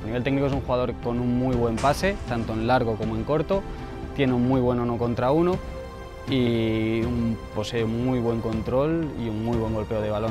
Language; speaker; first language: Spanish; native; Spanish